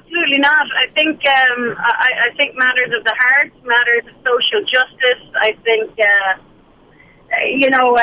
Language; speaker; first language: English; native; English